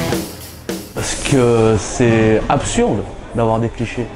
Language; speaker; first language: French; early bilingual, other home language; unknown